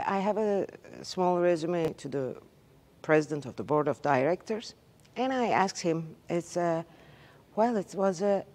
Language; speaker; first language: English; non-native, learner; Turkish